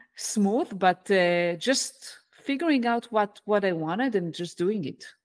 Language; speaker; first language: English; non-native, fluent; Hebrew